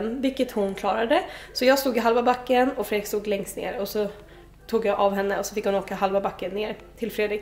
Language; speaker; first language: Swedish; native; Swedish